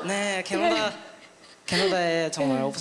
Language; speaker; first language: Korean; non-native, learner; English